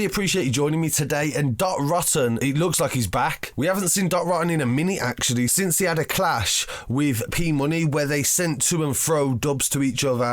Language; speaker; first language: English; native; English